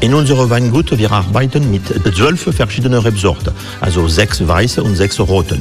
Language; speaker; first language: German; non-native, fluent; French